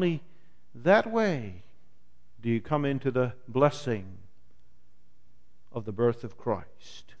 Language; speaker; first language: English; native; English